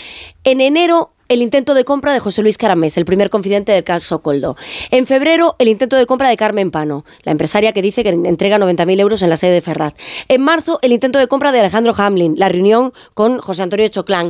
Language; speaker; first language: Spanish; native; Spanish